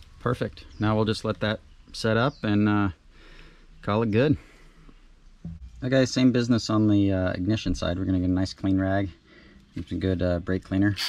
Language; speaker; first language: English; native; English